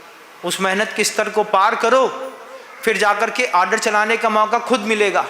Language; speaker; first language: Hindi; native; Hindi